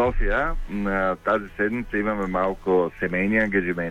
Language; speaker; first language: Bulgarian; native; Bulgarian